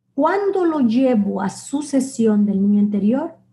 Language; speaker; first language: Spanish; native; Spanish